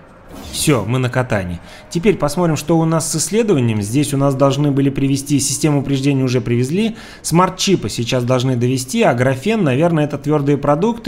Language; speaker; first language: Russian; native; Russian